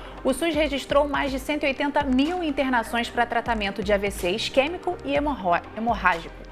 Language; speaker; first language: Portuguese; native; Portuguese